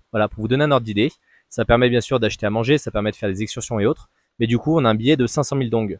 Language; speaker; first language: French; native; French